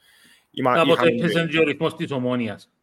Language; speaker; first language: Greek; native; Greek